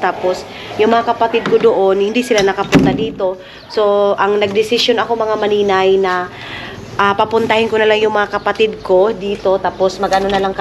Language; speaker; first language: Filipino; non-native, local second language; Cebuano